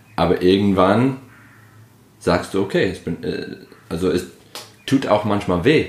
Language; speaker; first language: German; non-native, fluent; English